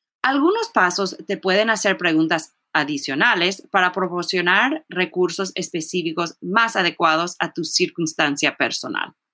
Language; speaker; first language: Spanish; early bilingual, heritage; Spanish